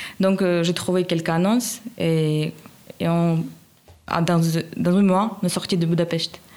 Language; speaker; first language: French; non-native, learner; Russian